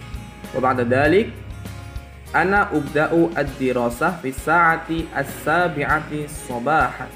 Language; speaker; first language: Arabic; non-native, learner; Javanese